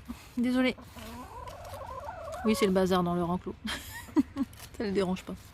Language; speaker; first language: French; native; French